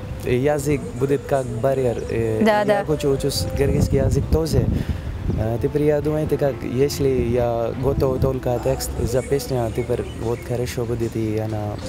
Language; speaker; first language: Russian; non-native, learner; English